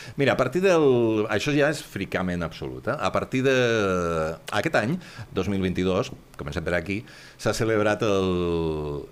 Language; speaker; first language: Catalan; native; Catalan